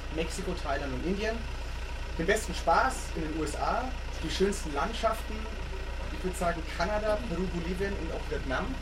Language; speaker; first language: German; native; German